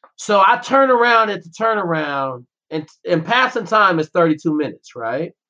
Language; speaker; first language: English; native; English